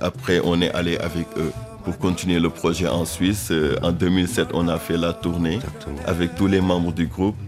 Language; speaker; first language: French; non-native, local second language; Wolof